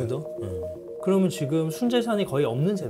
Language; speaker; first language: Korean; native; Korean